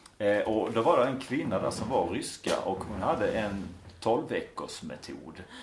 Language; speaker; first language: Swedish; native; Swedish